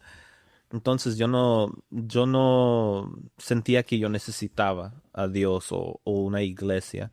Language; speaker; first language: Spanish; early bilingual, other home language; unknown